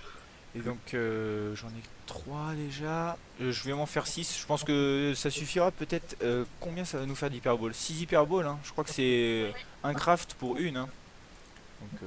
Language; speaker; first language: French; native; French